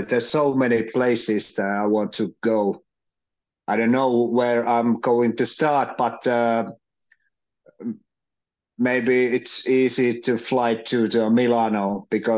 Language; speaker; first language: English; non-native, learner; Finnish